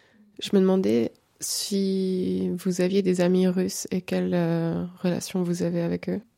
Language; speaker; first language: French; native; French